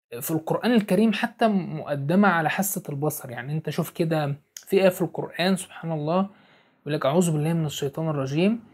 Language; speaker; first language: Arabic; native; Arabic